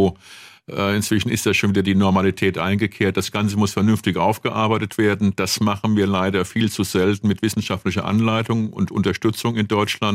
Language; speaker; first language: German; native; German